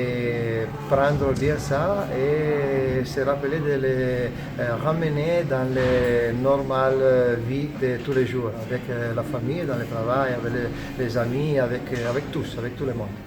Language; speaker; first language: French; non-native, fluent; Italian